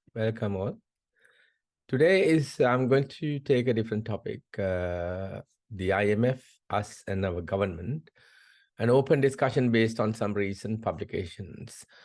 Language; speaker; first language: English; non-native, local second language; Sinhala